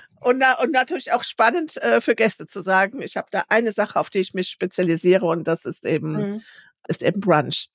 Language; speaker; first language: German; native; German